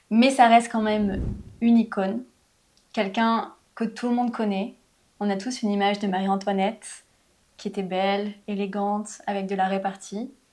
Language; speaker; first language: French; native; French